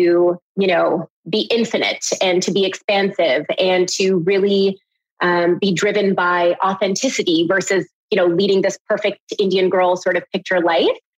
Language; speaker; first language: English; native; English